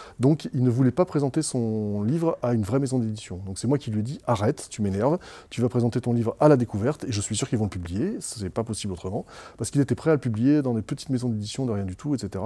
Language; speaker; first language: French; native; French